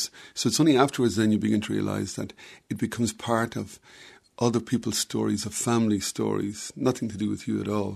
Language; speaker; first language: English; native; English